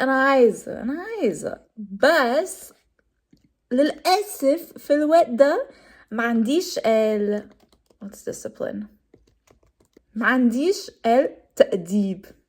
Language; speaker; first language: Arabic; non-native, learner; English